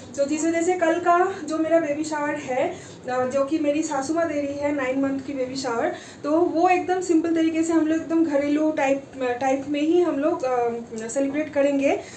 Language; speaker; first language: Hindi; non-native, local second language; Bangla